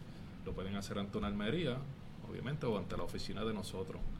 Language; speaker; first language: Spanish; native; Spanish